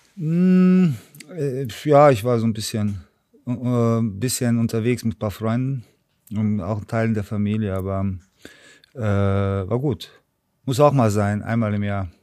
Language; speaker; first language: German; early bilingual, other home language; Serbian